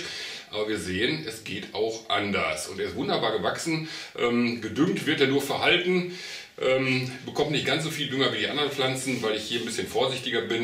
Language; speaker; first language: German; native; German